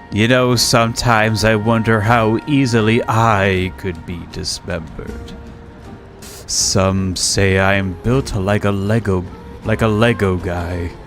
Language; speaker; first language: English; native; English